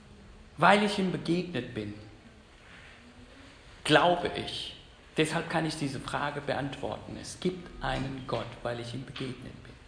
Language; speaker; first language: German; non-native, fluent; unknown